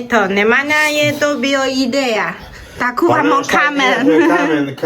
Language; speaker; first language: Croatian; non-native, learner; Chinese